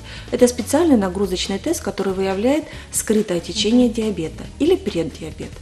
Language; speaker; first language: Russian; native; Russian